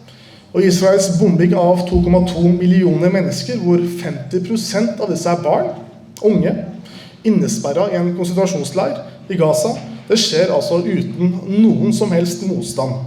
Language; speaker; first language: Norwegian; early bilingual, other home language; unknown